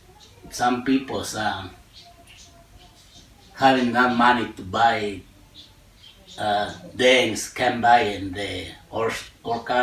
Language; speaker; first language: English; non-native, learner; Spanish